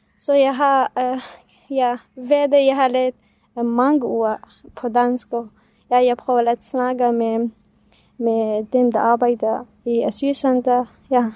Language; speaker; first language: Danish; non-native, fluent; Kurdish